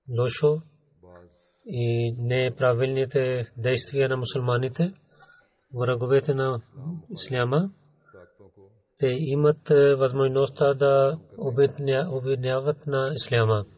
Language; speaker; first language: Bulgarian; non-native, learner; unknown